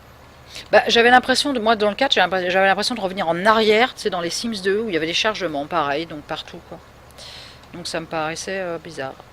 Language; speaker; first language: French; native; French